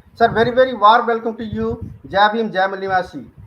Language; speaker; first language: English; non-native, local second language; Hindi